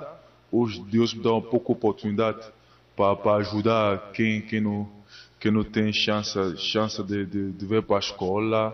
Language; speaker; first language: Portuguese; non-native, learner; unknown